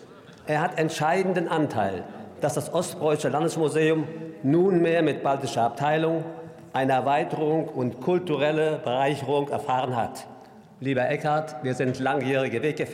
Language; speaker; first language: German; native; German